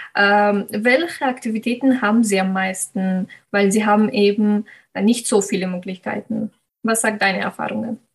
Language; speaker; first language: German; non-native, fluent; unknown